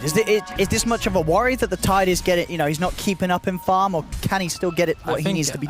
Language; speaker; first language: English; native; English